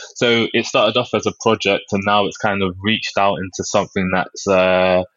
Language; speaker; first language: English; native; English